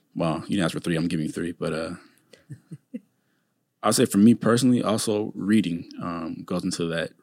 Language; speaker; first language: English; native; English